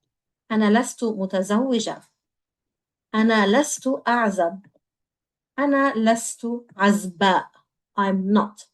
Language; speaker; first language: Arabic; non-native, fluent; English